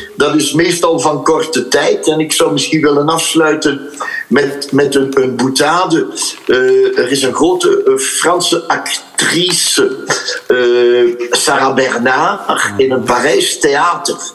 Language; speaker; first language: Dutch; native; Dutch